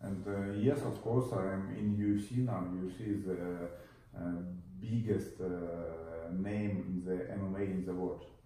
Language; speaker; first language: English; non-native, learner; Russian